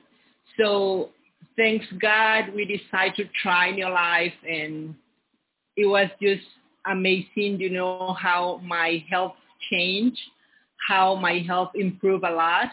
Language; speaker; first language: English; non-native, learner; Spanish